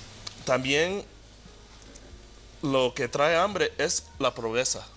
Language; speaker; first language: Spanish; early bilingual, heritage; Spanish